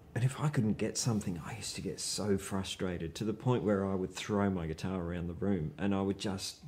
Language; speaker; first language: English; native; English